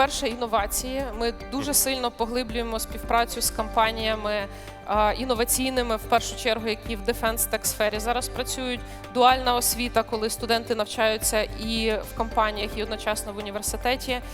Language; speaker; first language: Ukrainian; native; Ukrainian